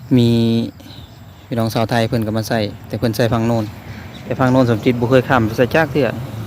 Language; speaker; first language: Thai; native; Thai